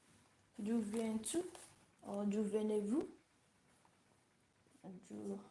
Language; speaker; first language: French; non-native, learner; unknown